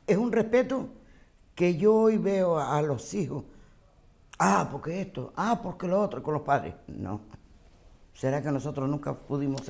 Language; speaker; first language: Spanish; native; Spanish